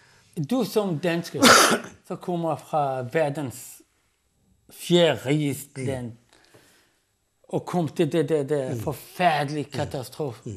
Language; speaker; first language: Danish; non-native, fluent; Arabic